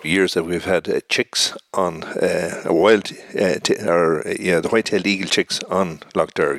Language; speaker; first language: English; native; English